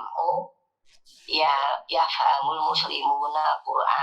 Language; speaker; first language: Arabic; non-native, learner; Indonesian